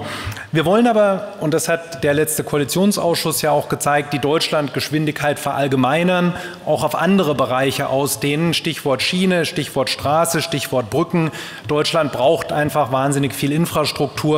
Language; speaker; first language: German; native; German